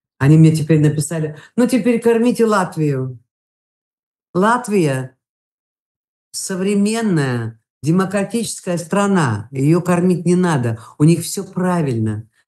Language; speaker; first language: Russian; non-native, local second language; Latvian